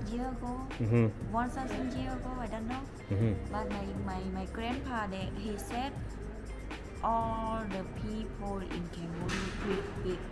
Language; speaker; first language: English; non-native, learner; Khmer